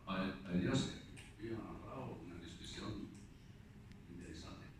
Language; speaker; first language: Spanish; non-native, fluent; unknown